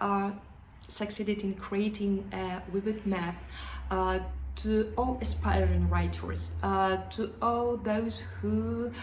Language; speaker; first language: English; non-native, fluent; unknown